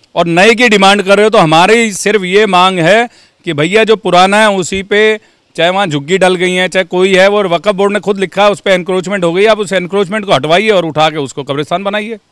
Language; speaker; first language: Hindi; native; Hindi